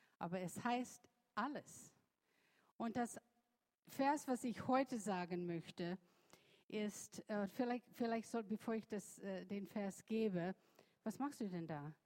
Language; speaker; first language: German; non-native, fluent; English